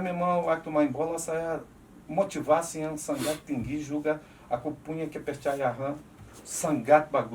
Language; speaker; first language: Indonesian; non-native, fluent; Portuguese